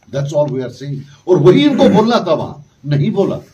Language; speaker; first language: Urdu; non-native, local second language; Kashmiri